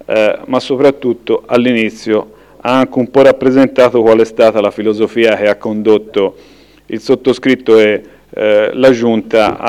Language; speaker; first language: Italian; native; Italian